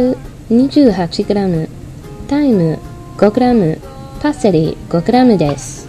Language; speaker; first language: Japanese; non-native, learner; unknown